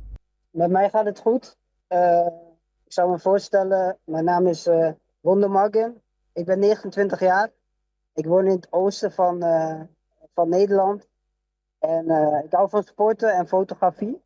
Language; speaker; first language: Dutch; early bilingual, other home language; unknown